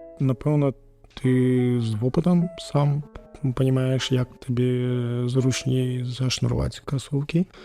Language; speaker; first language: Belarusian; non-native, local second language; Russian